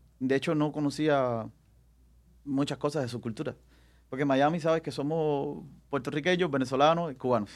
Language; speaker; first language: Spanish; native; Spanish